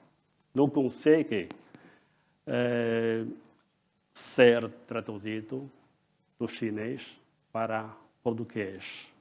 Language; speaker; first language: Portuguese; non-native, fluent; Chinese